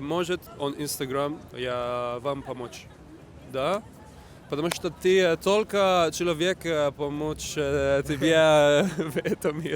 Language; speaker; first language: Russian; non-native, learner; Arabic